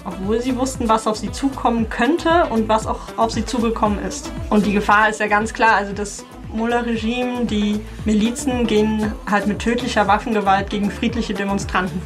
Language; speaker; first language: German; native; German